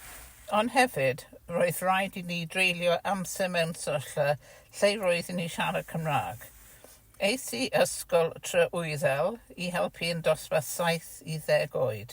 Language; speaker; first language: Welsh; non-native, fluent; English